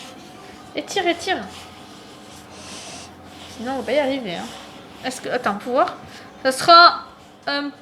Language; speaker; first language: French; native; French